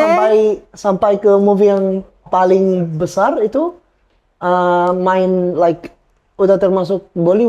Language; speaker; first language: Indonesian; non-native, fluent; Arabic